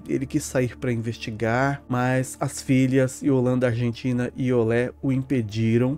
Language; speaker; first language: Portuguese; native; Portuguese